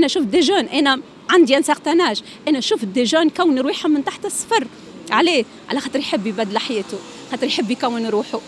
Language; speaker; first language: Arabic; native; Arabic